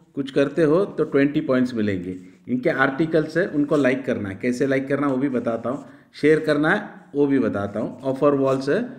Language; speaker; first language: Hindi; non-native, local second language; Marathi